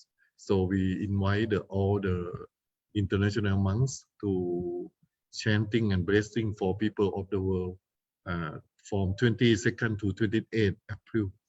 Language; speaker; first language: English; non-native, fluent; Thai